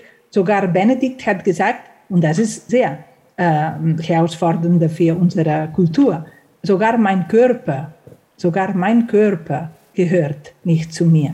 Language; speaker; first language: German; non-native, fluent; Catalan